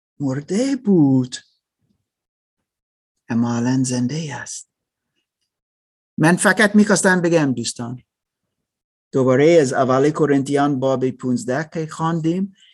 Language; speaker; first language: Persian; non-native, learner; German